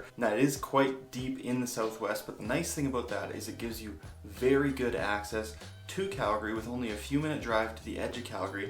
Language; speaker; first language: English; native; English